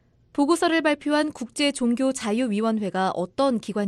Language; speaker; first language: Korean; native; Korean